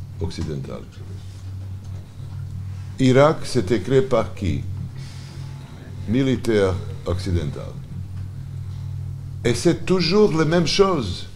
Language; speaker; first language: French; non-native, learner; Serbian